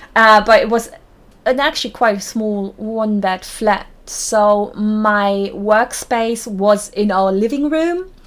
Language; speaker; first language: English; non-native, fluent; German